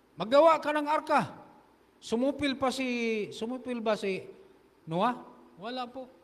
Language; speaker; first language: Filipino; non-native, local second language; Hiligaynon